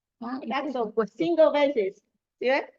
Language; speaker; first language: Spanish; non-native, learner; Chinese